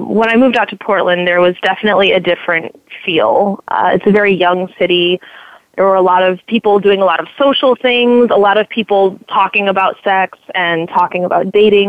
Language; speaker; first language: English; native; English